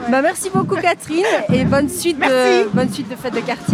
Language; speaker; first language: French; native; French